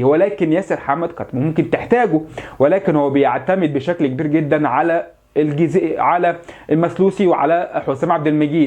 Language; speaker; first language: Arabic; native; Arabic